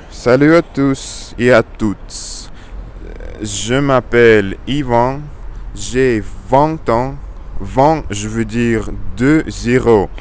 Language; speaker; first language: French; non-native, learner; Russian